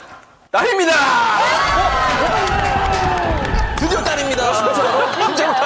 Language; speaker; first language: Korean; native; Korean